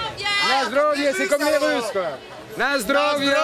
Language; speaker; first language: French; native; French